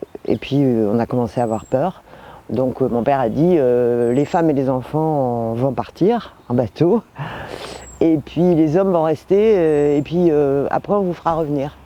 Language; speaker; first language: French; native; French